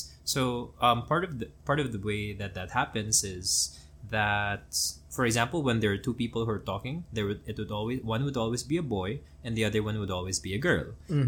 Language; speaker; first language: English; non-native, local second language; Filipino